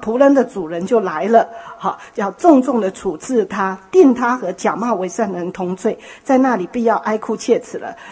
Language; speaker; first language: Chinese; native; Chinese